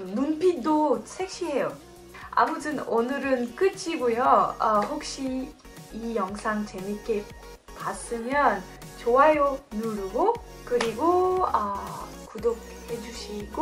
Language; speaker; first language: Korean; non-native, fluent; French